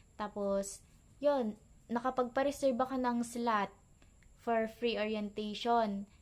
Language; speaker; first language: Filipino; native; Filipino